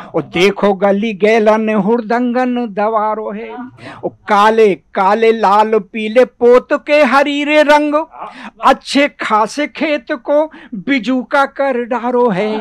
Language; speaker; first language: Hindi; native; Hindi